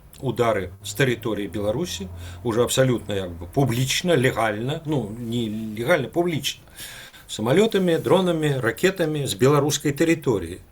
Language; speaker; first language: Belarusian; non-native, local second language; Russian